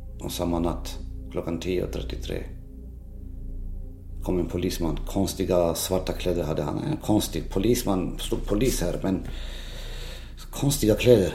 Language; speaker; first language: Swedish; non-native, local second language; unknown